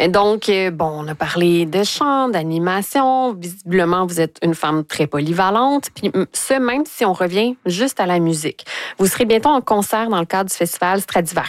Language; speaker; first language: French; native; French